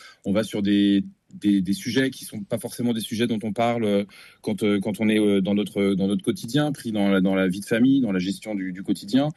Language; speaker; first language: French; native; French